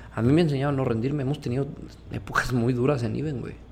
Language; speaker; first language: Spanish; native; Spanish